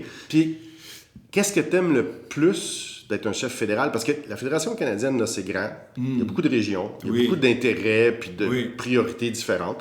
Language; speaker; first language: French; native; French